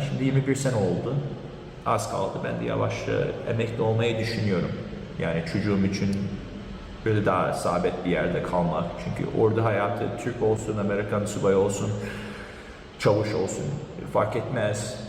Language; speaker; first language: Turkish; early bilingual, heritage; Turkish